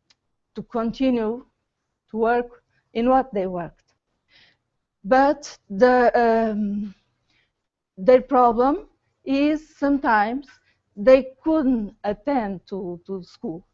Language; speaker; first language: English; non-native, learner; Portuguese